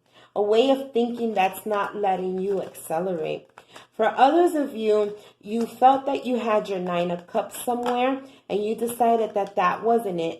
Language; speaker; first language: English; native; English